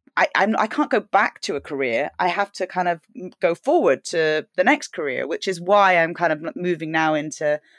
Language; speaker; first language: English; native; English